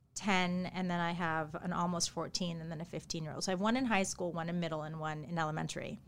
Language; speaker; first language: English; early bilingual, other home language; Japanese